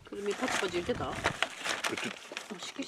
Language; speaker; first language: Japanese; native; Japanese